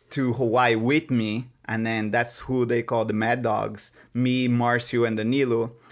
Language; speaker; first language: English; non-native, fluent; Portuguese